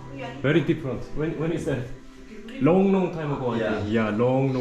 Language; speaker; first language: English; non-native, learner; Korean